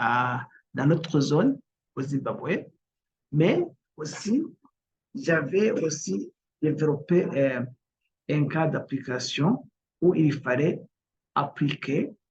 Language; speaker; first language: French; non-native, local second language; Kinyarwanda